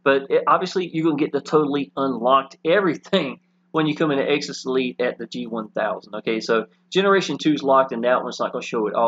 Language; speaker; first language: English; native; English